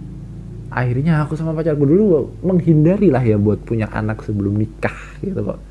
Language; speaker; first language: Indonesian; native; Indonesian